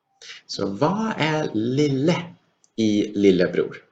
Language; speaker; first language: Swedish; non-native, fluent; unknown